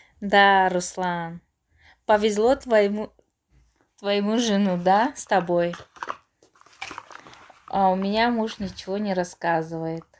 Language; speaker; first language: Russian; non-native, local second language; Tajik